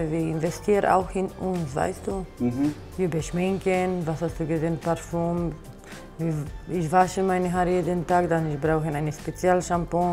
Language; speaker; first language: German; non-native, learner; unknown